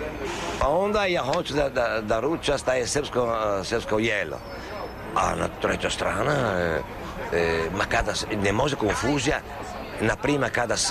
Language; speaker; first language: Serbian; non-native, learner; Italian